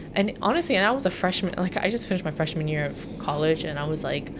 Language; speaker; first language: English; native; English